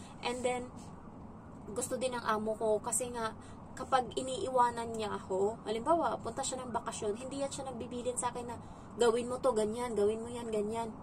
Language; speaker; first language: Filipino; native; Filipino